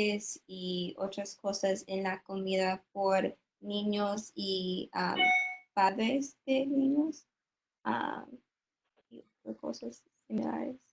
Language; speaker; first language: Spanish; non-native, learner; English